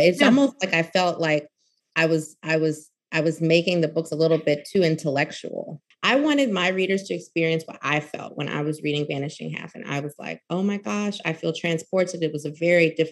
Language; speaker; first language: English; native; English